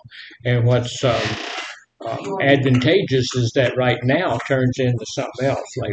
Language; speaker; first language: English; native; English